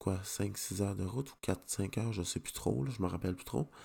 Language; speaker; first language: French; native; French